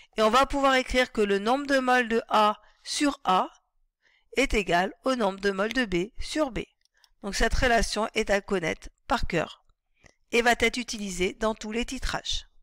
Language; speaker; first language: French; native; French